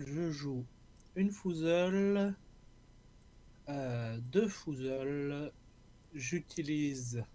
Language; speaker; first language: French; native; French